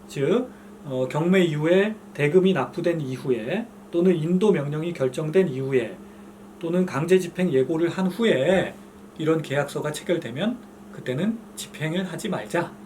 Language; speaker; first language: Korean; native; Korean